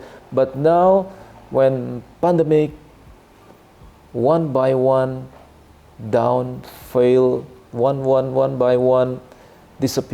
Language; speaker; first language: English; non-native, learner; Indonesian